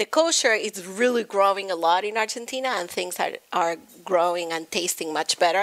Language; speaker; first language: English; non-native, fluent; Spanish